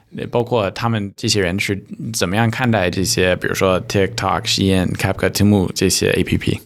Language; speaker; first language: Chinese; early bilingual, heritage; Chinese